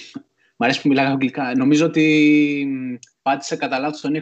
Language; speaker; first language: Greek; native; Greek